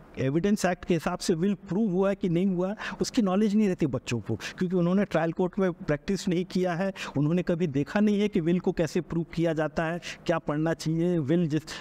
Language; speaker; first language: Hindi; native; Hindi